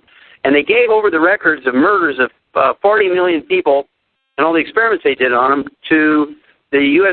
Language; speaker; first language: English; native; English